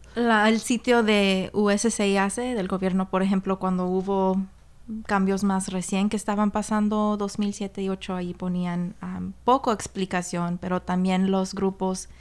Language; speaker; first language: Spanish; early bilingual, heritage; Spanish